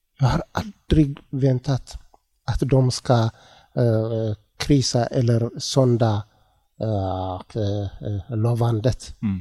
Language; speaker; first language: Swedish; non-native, learner; Tigrinya